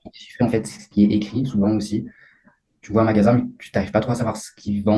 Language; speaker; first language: French; native; French